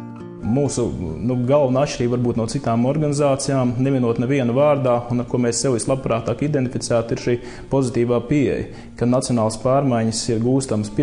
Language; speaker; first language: Latvian; native; Latvian